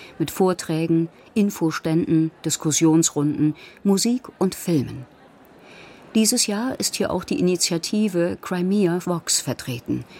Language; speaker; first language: German; native; German